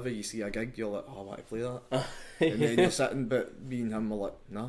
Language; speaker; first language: English; native; English